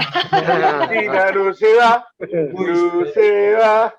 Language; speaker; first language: Portuguese; non-native, learner; Spanish